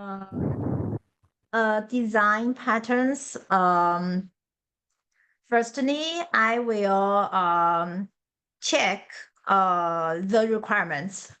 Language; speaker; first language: English; non-native, learner; Chinese